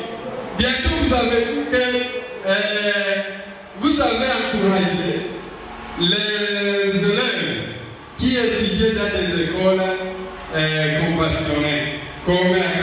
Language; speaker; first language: French; non-native, local second language; Swahili